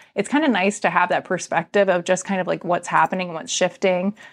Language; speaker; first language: English; native; English